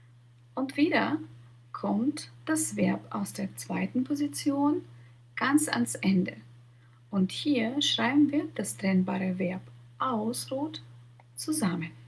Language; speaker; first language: German; non-native, fluent; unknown